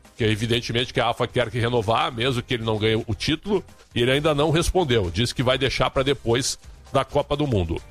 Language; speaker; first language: Portuguese; native; Portuguese